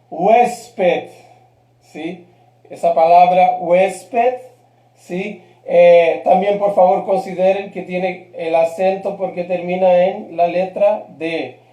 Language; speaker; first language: Spanish; non-native, fluent; Portuguese